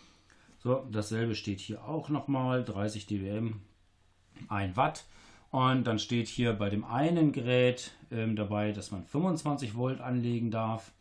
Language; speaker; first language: German; native; German